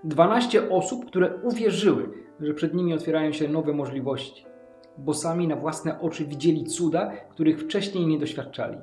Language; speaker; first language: Polish; native; Polish